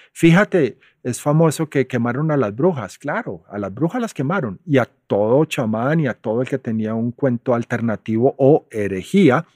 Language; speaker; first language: Spanish; native; Spanish